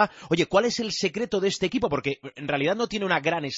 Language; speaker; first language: Spanish; native; Spanish